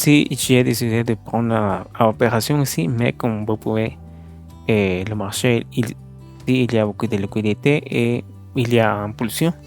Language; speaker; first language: French; non-native, learner; Spanish